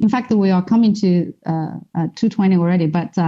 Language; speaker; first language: English; non-native, fluent; Chinese